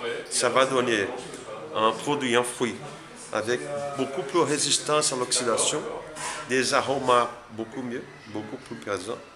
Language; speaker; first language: French; non-native, learner; Portuguese